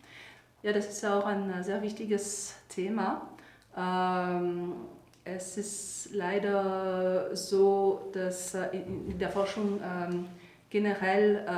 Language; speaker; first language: German; non-native, fluent; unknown